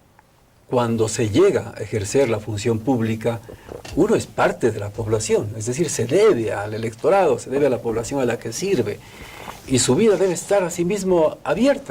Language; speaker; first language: Spanish; native; Spanish